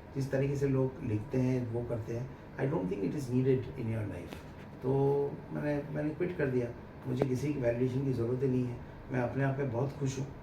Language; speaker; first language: Hindi; non-native, local second language; Bangla